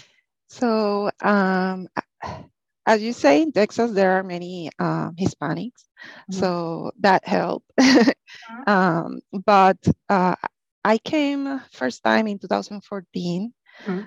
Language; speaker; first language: English; non-native, fluent; Spanish